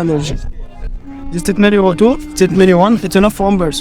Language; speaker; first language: English; non-native, learner; Arabic